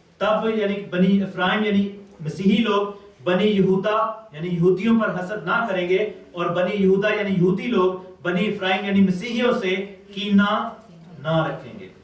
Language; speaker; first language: Urdu; non-native, local second language; Pashto